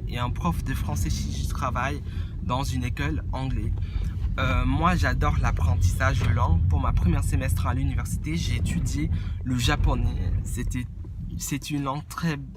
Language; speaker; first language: French; non-native, fluent; English